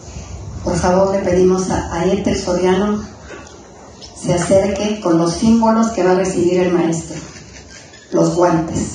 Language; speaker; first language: Spanish; native; Spanish